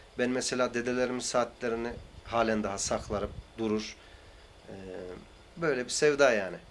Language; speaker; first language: Turkish; native; Turkish